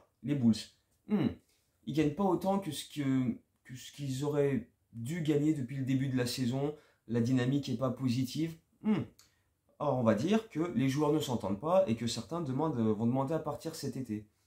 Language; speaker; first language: French; native; French